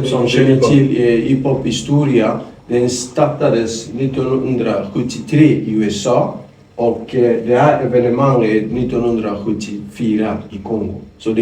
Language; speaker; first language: Swedish; non-native, fluent; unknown